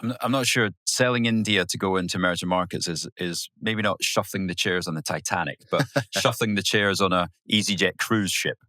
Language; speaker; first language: English; native; English